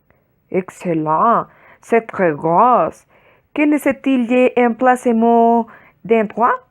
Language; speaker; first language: French; non-native, learner; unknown